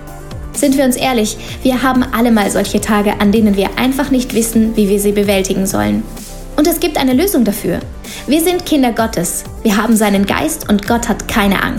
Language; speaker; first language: German; native; German